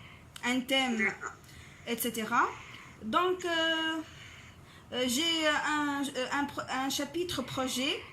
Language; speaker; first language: French; non-native, local second language; Arabic